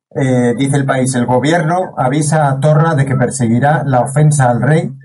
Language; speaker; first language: Spanish; native; Spanish